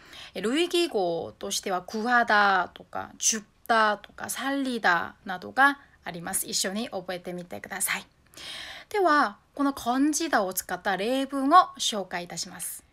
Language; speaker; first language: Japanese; non-native, fluent; Korean